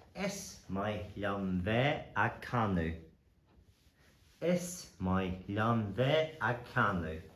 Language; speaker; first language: Irish; non-native, local second language; English